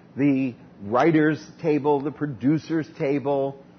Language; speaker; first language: English; native; English